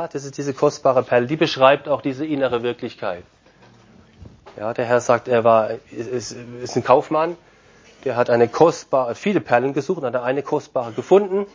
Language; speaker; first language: German; non-native, fluent; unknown